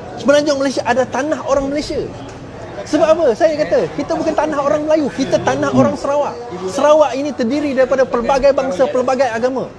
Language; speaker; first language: Malay; non-native, local second language; Chinese